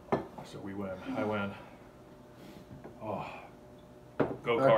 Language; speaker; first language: English; native; English